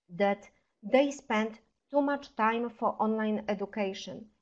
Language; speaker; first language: English; non-native, fluent; Polish